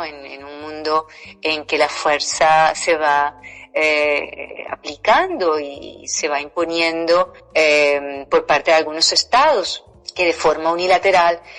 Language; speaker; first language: Spanish; non-native, fluent; Portuguese